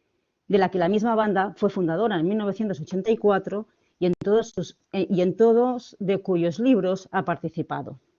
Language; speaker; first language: Spanish; native; Spanish